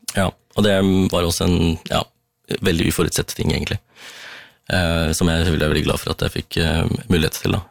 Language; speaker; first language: Norwegian; early bilingual, other home language; Tamil